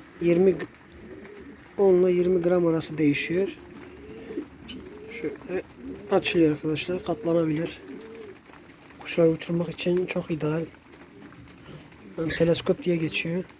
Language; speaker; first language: Turkish; native; Turkish